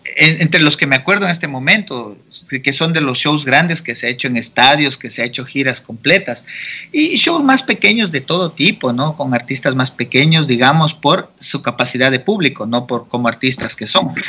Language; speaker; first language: Spanish; native; Spanish